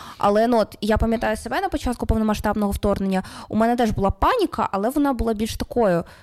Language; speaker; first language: Ukrainian; non-native, local second language; Russian